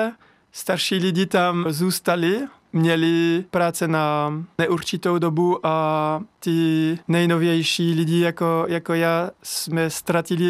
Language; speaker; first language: Czech; non-native, fluent; French